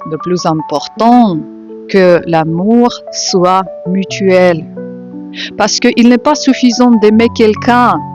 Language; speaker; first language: French; non-native, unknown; Ukrainian